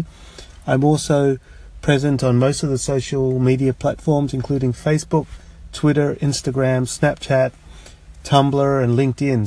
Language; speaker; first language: English; native; English